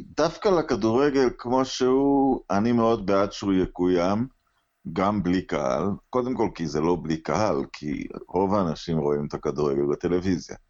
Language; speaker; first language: Hebrew; native; Hebrew